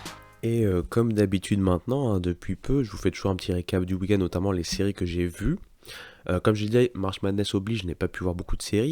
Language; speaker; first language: French; native; French